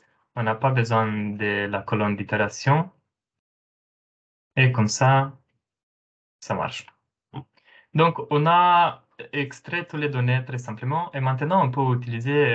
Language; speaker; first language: French; non-native, fluent; Romanian